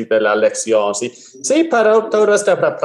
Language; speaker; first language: Spanish; non-native, learner; English